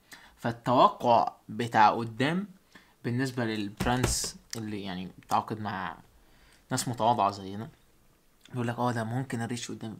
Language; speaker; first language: Arabic; native; Arabic